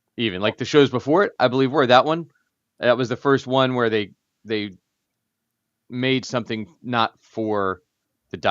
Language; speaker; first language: English; native; English